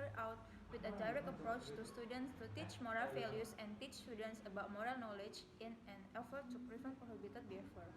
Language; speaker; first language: English; non-native, learner; Indonesian